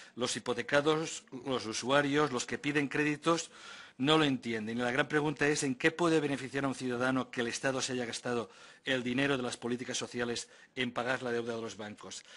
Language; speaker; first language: Spanish; non-native, local second language; Catalan